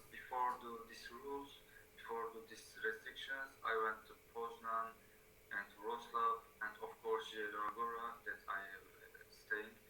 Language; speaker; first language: English; non-native, learner; Turkish